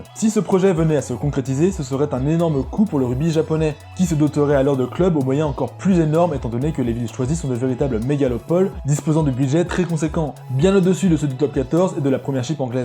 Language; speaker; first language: French; native; French